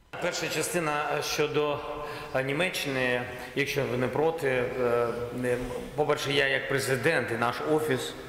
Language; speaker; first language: Ukrainian; non-native, local second language; Russian